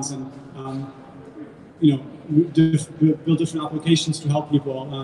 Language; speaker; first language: English; non-native, fluent; German